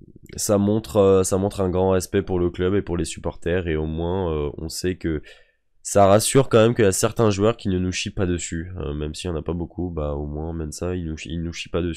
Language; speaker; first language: French; native; French